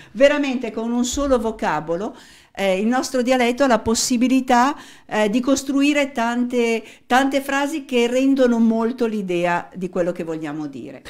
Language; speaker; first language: Italian; native; Italian